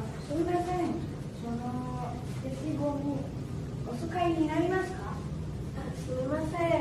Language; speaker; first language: Japanese; non-native, learner; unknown